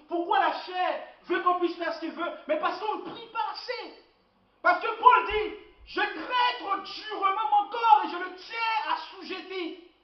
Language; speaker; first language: French; non-native, local second language; Lingala